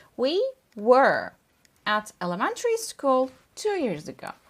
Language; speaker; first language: English; non-native, fluent; Turkish